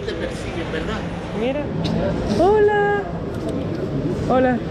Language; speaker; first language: Spanish; non-native, learner; Polish